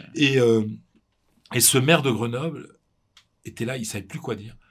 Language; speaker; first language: French; native; French